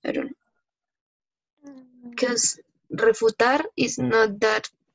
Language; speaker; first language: English; non-native, fluent; Spanish